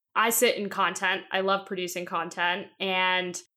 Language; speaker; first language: English; native; English